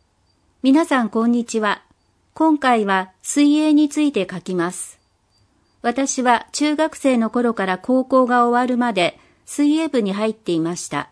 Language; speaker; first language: Japanese; non-native, fluent; English